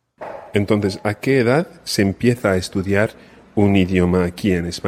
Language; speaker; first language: Spanish; non-native, fluent; English